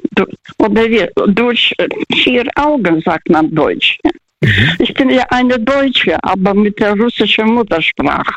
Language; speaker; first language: German; early bilingual, heritage; Russian